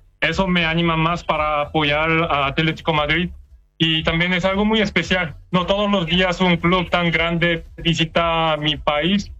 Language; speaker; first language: Spanish; non-native, fluent; Korean